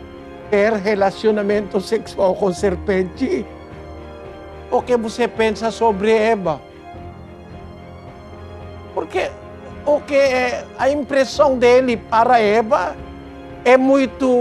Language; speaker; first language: Portuguese; non-native, learner; Filipino